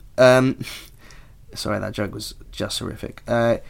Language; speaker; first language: English; native; English